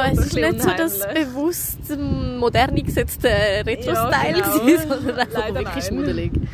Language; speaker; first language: German; native; German